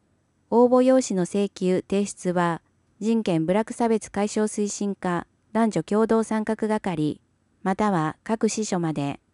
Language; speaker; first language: Japanese; native; Japanese